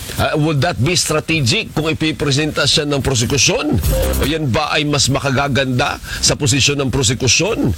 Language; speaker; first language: Filipino; native; Filipino